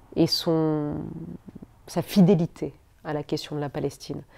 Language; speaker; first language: French; native; French